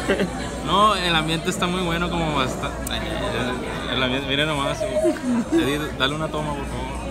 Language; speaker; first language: Spanish; native; Spanish